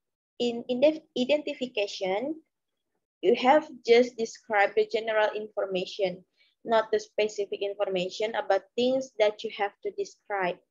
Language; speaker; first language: English; non-native, learner; Indonesian